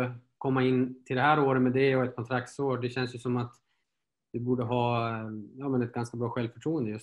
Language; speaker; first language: Swedish; native; Swedish